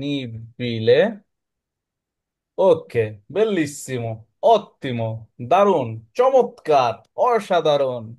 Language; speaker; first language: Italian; non-native, learner; Bangla